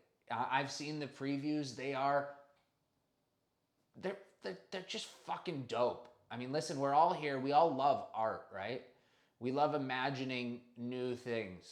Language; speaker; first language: English; native; English